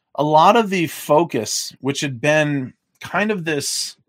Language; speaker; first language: English; native; English